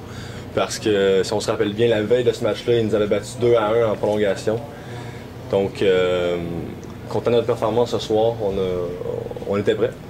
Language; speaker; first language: French; native; French